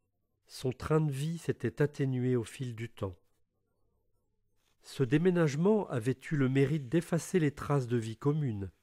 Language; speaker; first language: French; native; French